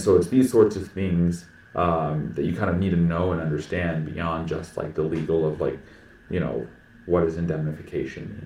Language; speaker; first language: English; native; English